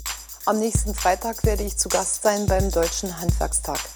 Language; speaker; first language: German; native; German